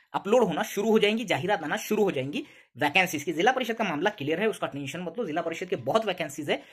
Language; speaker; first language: Hindi; non-native, local second language; Urdu